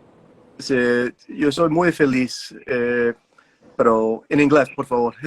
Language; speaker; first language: Spanish; non-native, learner; English